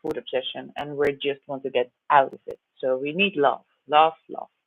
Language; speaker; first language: English; non-native, fluent; Dutch